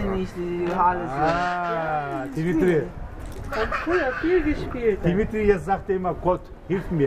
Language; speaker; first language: German; non-native, learner; Turkish